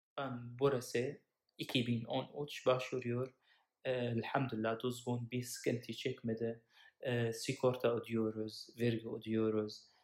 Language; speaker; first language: Turkish; non-native, learner; Arabic